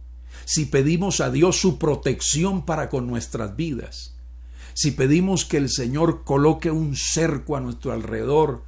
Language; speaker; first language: Spanish; native; Spanish